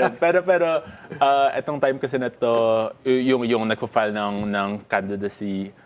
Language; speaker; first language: Filipino; native; Filipino